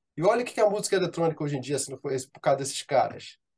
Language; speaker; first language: Portuguese; native; Portuguese